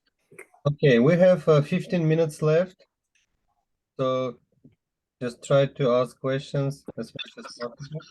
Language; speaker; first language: English; non-native, fluent; Uzbek